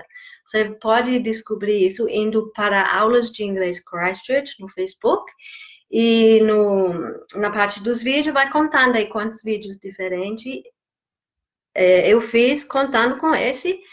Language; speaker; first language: Portuguese; non-native, fluent; English